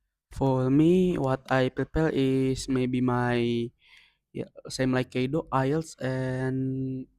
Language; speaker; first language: English; non-native, learner; Indonesian